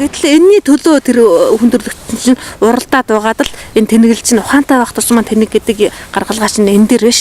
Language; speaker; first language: Mongolian; native; Mongolian